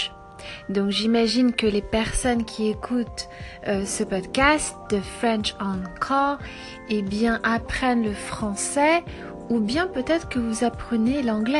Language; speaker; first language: English; non-native, fluent; French